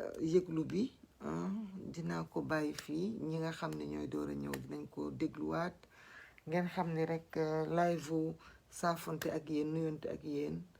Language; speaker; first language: Wolof; non-native, local second language; Fula